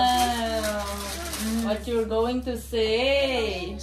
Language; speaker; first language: English; non-native, learner; Filipino